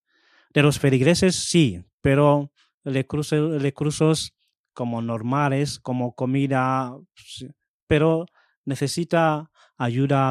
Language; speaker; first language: Spanish; non-native, fluent; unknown